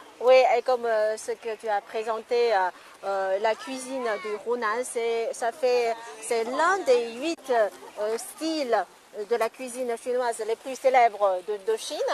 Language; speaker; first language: French; non-native, fluent; Chinese